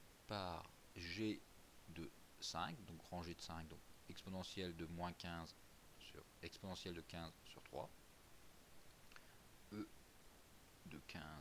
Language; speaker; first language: French; native; French